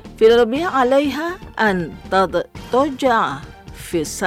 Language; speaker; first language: Arabic; non-native, fluent; Indonesian